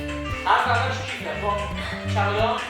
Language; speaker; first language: Persian; native; Persian